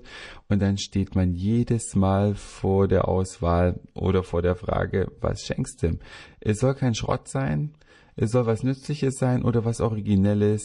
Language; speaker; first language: German; native; German